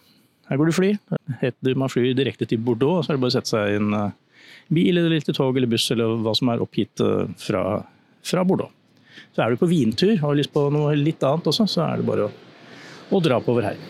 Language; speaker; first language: Norwegian; native; Norwegian